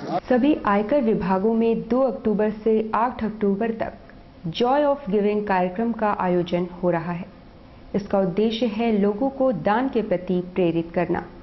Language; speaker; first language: Hindi; native; Hindi